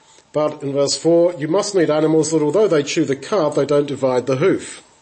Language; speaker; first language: English; native; English